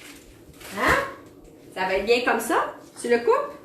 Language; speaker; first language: French; native; French